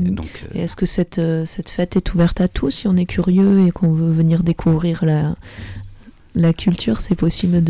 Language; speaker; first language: French; native; French